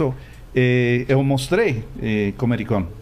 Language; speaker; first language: Portuguese; non-native, learner; Spanish